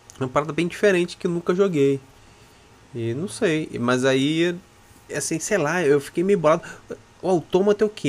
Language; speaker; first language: Portuguese; native; Portuguese